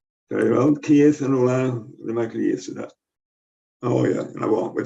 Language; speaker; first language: Welsh; native; Welsh